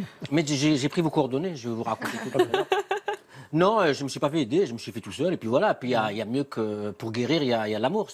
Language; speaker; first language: French; native; French